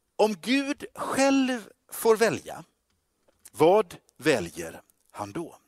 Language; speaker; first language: Swedish; native; Swedish